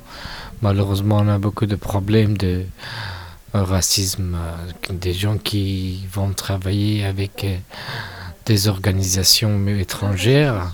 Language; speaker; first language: French; non-native, learner; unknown